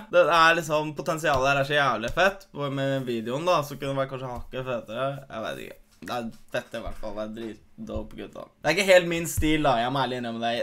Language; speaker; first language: Norwegian; early bilingual, other home language; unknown